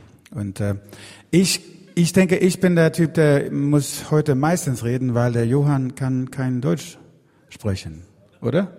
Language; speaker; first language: German; non-native, fluent; Swedish